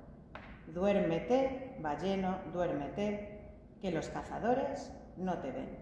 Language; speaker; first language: Spanish; native; Spanish